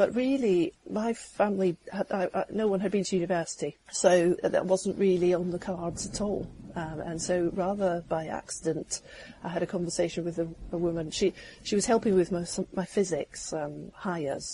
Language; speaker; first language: English; native; English